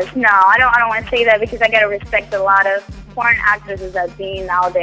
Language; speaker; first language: English; non-native, fluent; Spanish